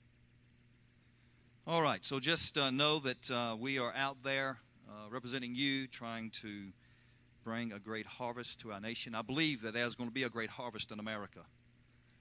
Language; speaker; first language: English; native; English